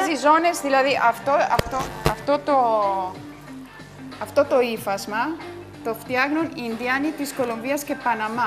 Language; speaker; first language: Greek; non-native, fluent; Spanish